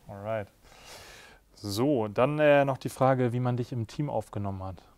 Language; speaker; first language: German; native; German